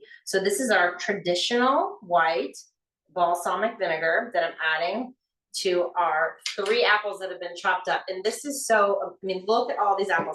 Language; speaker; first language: English; native; English